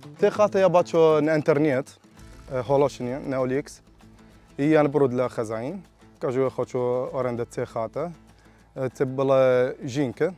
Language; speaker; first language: Ukrainian; non-native, learner; Arabic